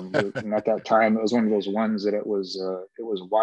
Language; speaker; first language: English; native; English